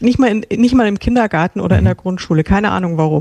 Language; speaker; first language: German; native; German